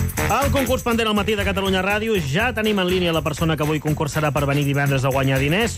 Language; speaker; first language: Catalan; native; Catalan